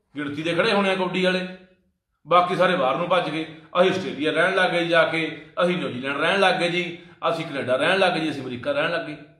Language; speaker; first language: Punjabi; native; Punjabi